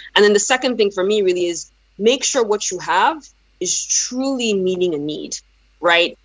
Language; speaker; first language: English; non-native, local second language; Yoruba